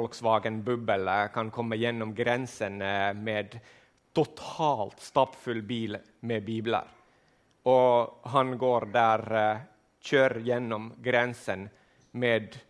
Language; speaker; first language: Norwegian; non-native, fluent; Finnish